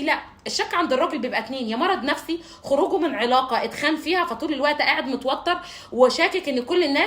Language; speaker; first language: Arabic; native; Arabic